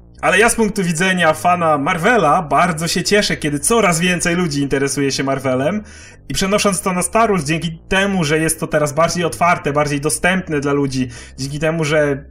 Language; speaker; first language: Polish; native; Polish